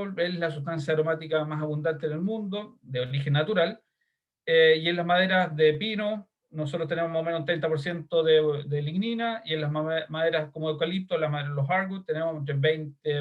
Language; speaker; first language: Spanish; native; Spanish